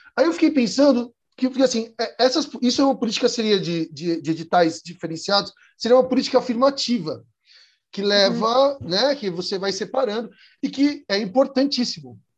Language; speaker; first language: Portuguese; native; Portuguese